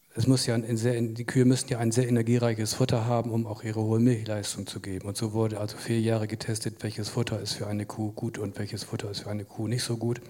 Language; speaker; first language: German; native; German